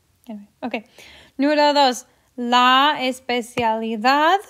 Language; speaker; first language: Spanish; non-native, fluent; English